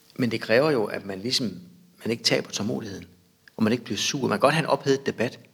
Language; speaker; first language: Danish; native; Danish